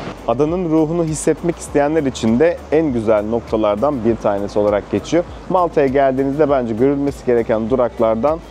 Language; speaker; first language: Turkish; native; Turkish